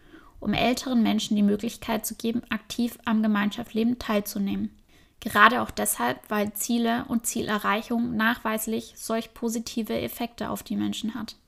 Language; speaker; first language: German; native; German